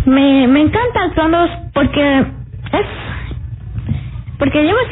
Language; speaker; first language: Spanish; early bilingual, heritage; Spanish